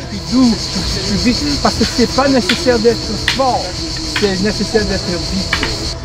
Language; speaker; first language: French; non-native, fluent; English